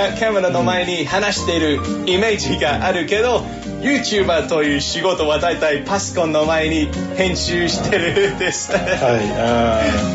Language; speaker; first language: Japanese; non-native, fluent; English